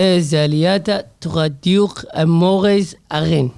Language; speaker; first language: French; non-native, learner; Somali